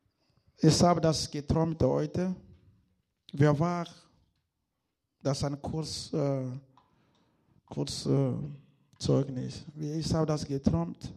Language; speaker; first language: German; non-native, learner; Lingala